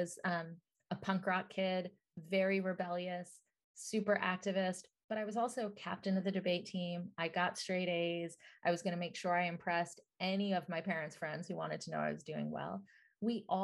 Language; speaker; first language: English; native; English